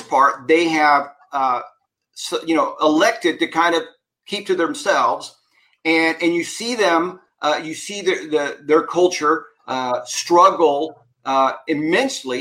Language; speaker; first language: English; native; English